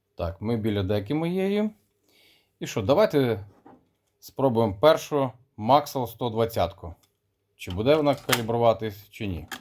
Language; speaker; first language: Ukrainian; non-native, local second language; Russian